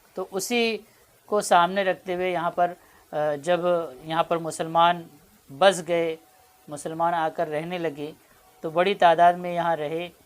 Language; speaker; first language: Urdu; native; Urdu